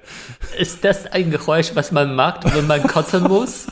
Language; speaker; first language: German; non-native, fluent; Chinese